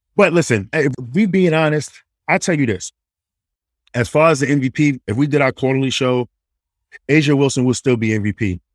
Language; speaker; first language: English; native; English